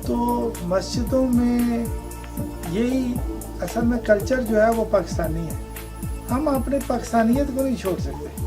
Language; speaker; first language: Urdu; non-native, local second language; Punjabi